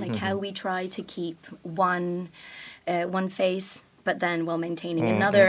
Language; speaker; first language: English; native; English